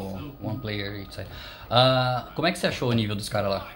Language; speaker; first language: Portuguese; native; Portuguese